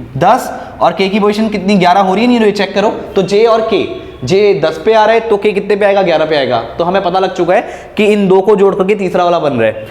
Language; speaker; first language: Hindi; native; Hindi